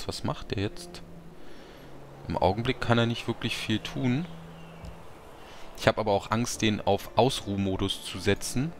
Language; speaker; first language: German; native; German